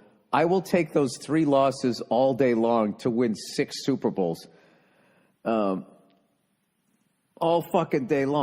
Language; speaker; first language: English; native; English